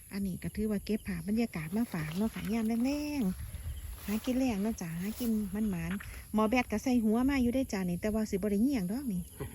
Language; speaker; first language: Thai; native; Thai